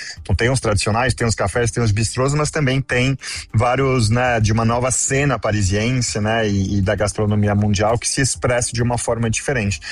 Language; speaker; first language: Portuguese; non-native, fluent; French